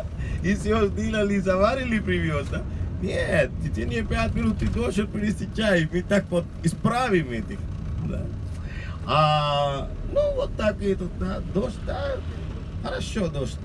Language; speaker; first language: Russian; non-native, learner; Sinhala